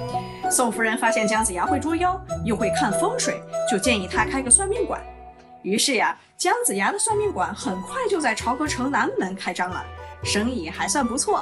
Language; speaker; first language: Chinese; native; Chinese